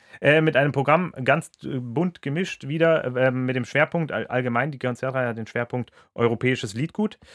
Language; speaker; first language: German; non-native, fluent; English